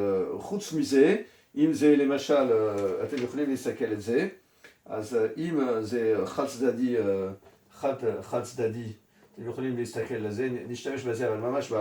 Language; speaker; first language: Hebrew; non-native, fluent; French